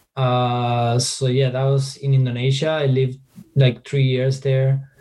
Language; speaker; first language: English; non-native, fluent; Spanish